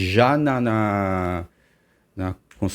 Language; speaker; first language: Portuguese; native; Portuguese